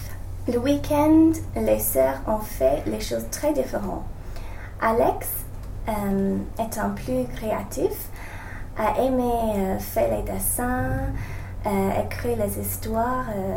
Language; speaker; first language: French; non-native, learner; English